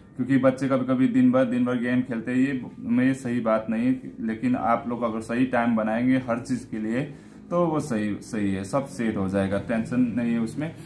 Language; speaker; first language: Hindi; non-native, local second language; Nepali